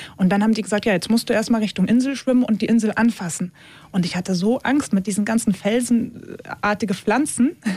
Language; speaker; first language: German; early bilingual, other home language; Turkish